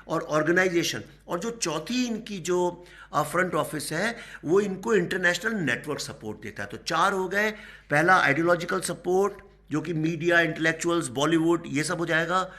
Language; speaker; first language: Hindi; native; Hindi